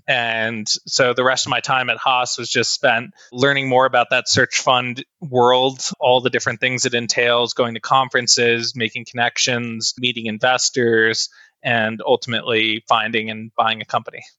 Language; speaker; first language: English; native; English